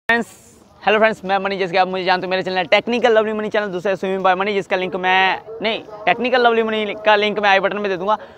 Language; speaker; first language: Hindi; native; Hindi